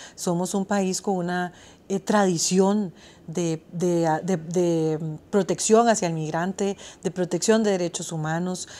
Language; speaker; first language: Spanish; native; Spanish